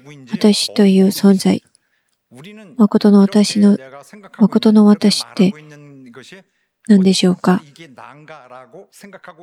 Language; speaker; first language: Japanese; non-native, fluent; Korean